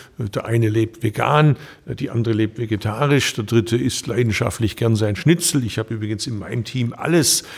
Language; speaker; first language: German; early bilingual, other home language; Turkish